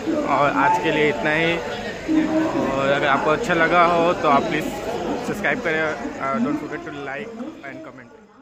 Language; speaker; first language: Hindi; native; Hindi